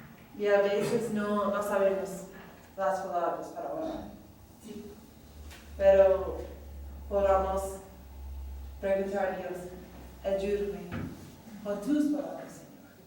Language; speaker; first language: Spanish; non-native, fluent; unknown